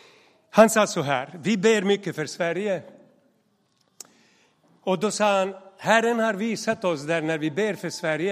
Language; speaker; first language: Swedish; non-native, fluent; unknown